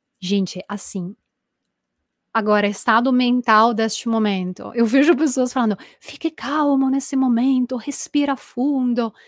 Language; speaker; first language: Portuguese; non-native, fluent; Italian